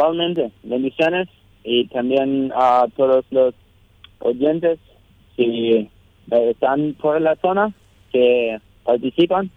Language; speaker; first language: Spanish; non-native, local second language; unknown